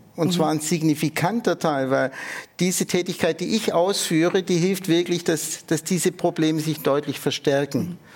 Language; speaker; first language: German; native; German